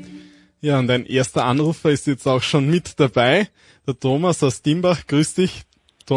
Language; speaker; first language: German; native; German